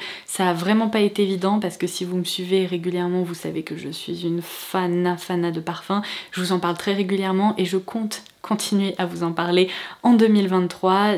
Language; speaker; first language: French; native; French